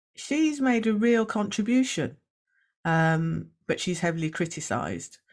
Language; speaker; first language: English; native; English